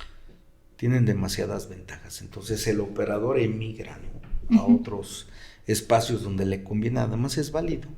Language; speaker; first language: Spanish; native; Spanish